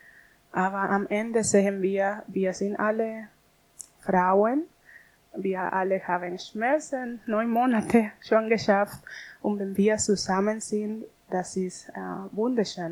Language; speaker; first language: German; non-native, learner; Spanish